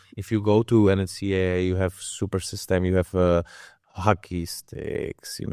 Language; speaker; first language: English; non-native, learner; Czech